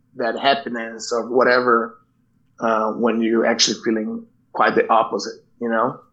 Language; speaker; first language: English; non-native, fluent; Portuguese